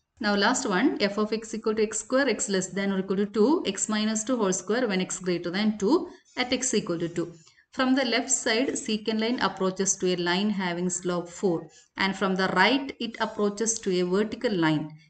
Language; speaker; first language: English; non-native, local second language; Malayalam